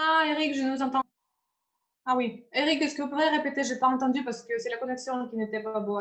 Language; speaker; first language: French; non-native, fluent; Russian